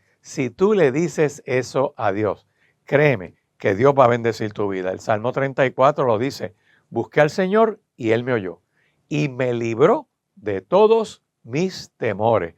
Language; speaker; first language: Spanish; native; Spanish